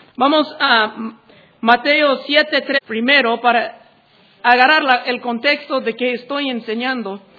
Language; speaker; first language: Spanish; non-native, fluent; English